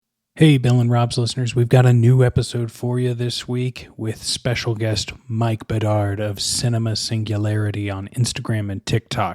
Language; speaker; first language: English; native; English